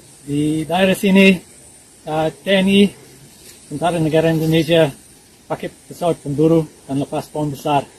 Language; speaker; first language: Indonesian; non-native, learner; English